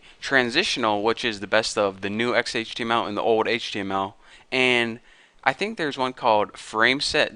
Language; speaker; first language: English; native; English